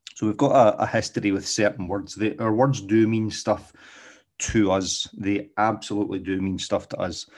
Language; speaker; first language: English; native; English